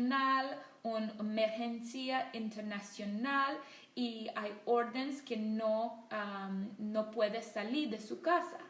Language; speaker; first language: Spanish; non-native, learner; English